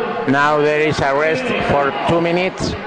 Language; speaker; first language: English; non-native, learner; Spanish